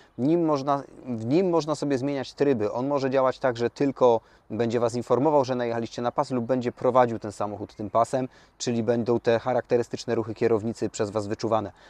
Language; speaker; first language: Polish; native; Polish